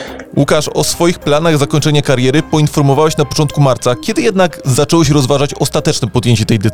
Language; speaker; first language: Polish; native; Polish